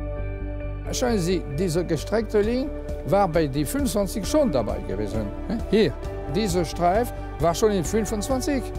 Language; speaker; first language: German; non-native, fluent; French